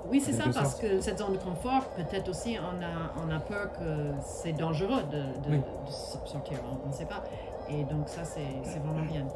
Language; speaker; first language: French; non-native, fluent; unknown